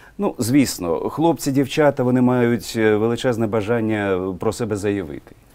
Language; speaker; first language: Ukrainian; non-native, local second language; Russian